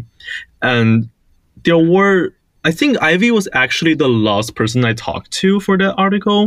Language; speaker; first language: English; non-native, fluent; Chinese